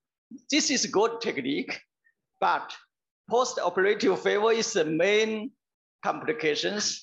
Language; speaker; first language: English; non-native, learner; Chinese